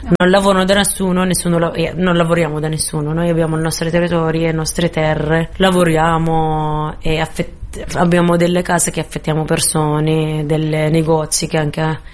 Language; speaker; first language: Italian; non-native, fluent; Arabic